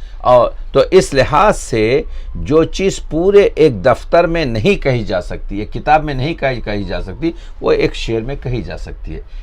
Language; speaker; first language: Urdu; native; Urdu